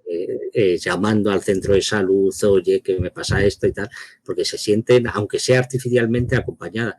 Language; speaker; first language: Spanish; native; Spanish